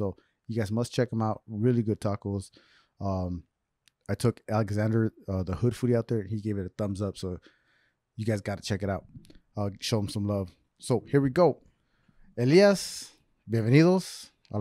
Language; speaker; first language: English; early bilingual, other home language; Spanish